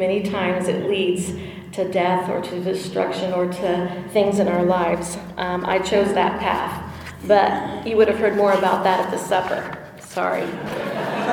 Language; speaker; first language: English; native; English